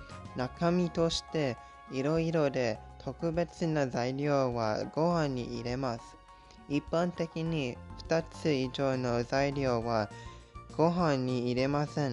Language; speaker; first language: Japanese; non-native, learner; English